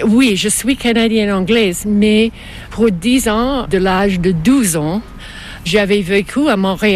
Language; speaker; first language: French; non-native, local second language; English